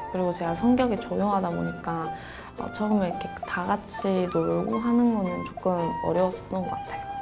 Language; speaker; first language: Korean; non-native, fluent; Chinese